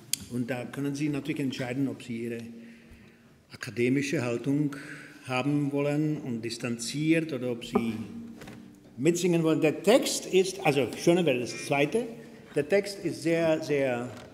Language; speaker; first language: German; native; German